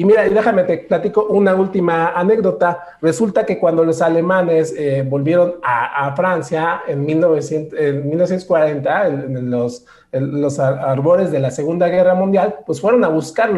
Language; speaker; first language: Spanish; native; Spanish